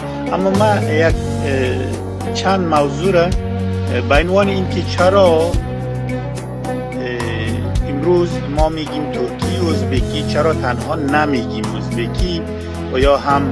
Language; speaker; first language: Persian; non-native, local second language; Uzbek